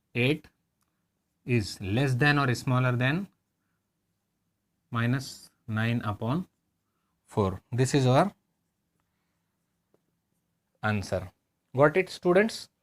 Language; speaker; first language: English; non-native, local second language; Hindi